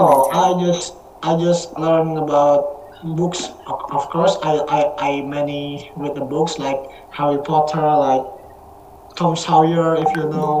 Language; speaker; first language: English; non-native, learner; Indonesian